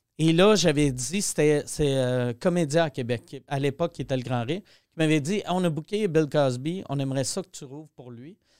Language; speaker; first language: French; native; French